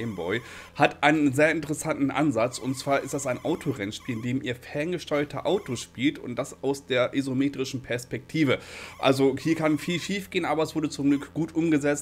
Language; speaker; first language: German; native; German